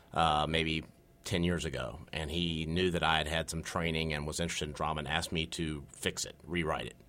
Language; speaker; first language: English; native; English